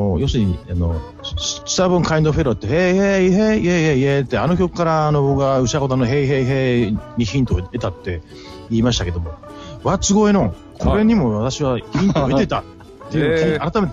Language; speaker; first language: Japanese; native; Japanese